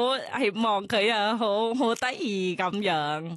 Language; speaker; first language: Chinese; non-native, fluent; Thai